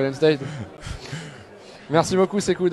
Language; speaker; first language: French; native; French